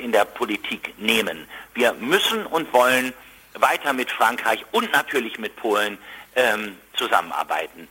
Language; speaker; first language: German; native; German